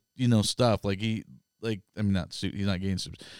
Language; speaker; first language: English; native; English